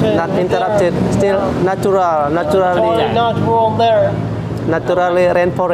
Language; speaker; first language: English; non-native, fluent; Indonesian